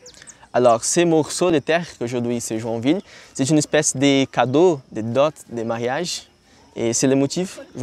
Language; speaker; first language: French; non-native, learner; Portuguese